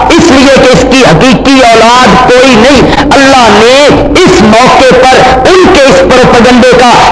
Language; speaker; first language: Urdu; non-native, local second language; Punjabi